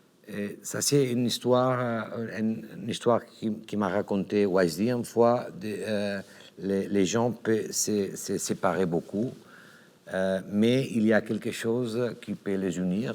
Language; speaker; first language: French; non-native, learner; Catalan